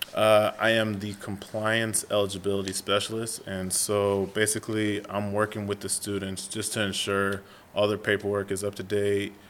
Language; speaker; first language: English; native; English